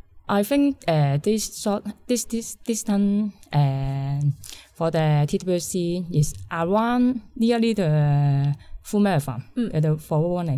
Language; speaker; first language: English; non-native, learner; Cantonese